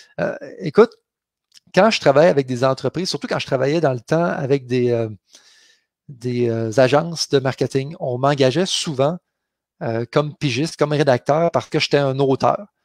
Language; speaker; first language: French; native; French